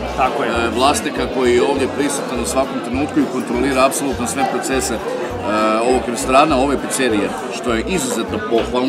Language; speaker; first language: Croatian; native; Croatian